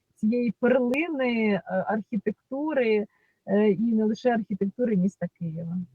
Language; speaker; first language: Ukrainian; native; Ukrainian